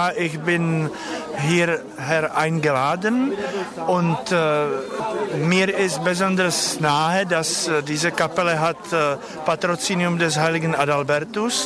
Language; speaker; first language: German; non-native, fluent; Czech